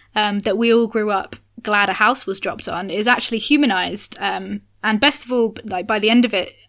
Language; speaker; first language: English; native; English